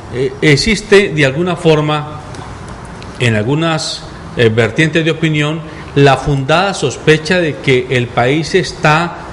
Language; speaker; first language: Spanish; native; Spanish